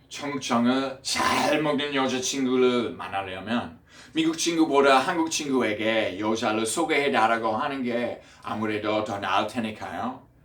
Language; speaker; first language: Korean; non-native, fluent; English